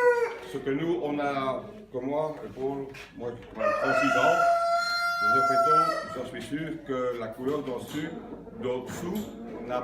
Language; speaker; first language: French; non-native, local second language; Dutch